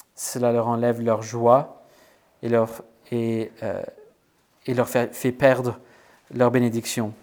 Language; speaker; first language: French; non-native, fluent; English